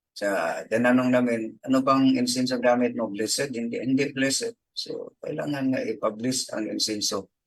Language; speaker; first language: Filipino; non-native, local second language; Cebuano